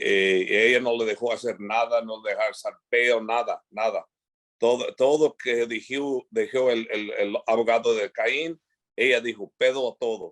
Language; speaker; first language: Spanish; early bilingual, heritage; English